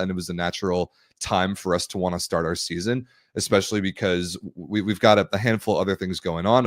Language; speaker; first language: English; native; English